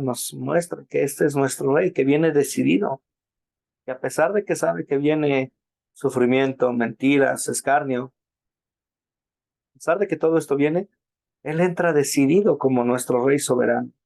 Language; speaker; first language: Spanish; native; Spanish